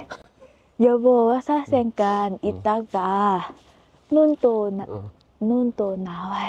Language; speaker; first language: Korean; non-native, learner; Thai